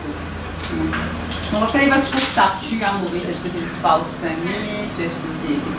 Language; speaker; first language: French; non-native, local second language; Morisyen